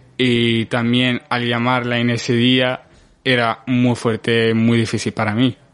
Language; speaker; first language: Spanish; non-native, fluent; Arabic